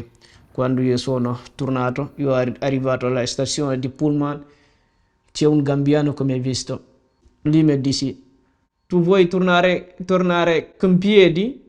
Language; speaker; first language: Italian; non-native, learner; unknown